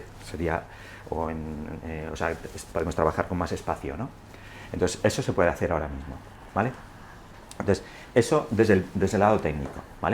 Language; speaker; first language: Spanish; native; Spanish